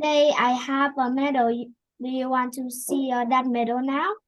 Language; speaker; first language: English; non-native, learner; Vietnamese